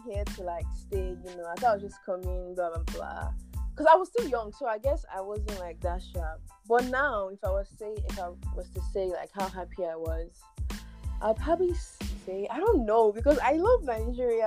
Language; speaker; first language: English; non-native, local second language; Yoruba